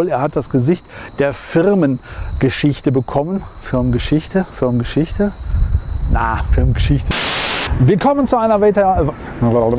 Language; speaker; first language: German; native; German